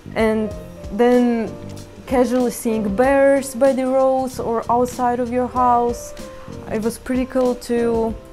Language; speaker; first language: English; non-native, fluent; Ukrainian